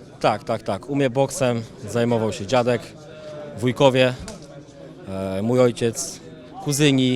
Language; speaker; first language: Polish; native; Polish